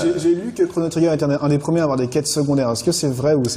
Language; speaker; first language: French; native; French